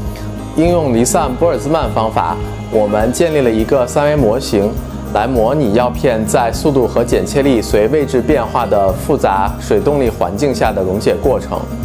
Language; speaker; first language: Chinese; native; Chinese